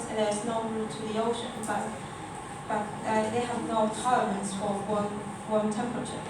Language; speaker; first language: English; non-native, learner; Chinese